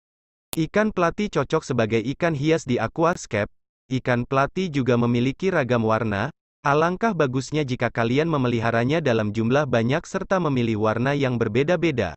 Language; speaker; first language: Indonesian; native; Indonesian